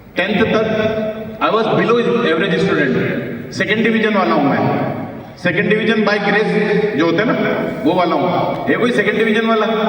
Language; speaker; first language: Hindi; native; Hindi